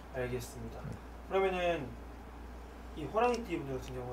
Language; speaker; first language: Korean; native; Korean